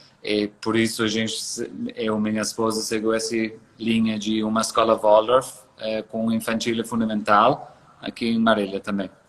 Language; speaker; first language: Portuguese; non-native, fluent; English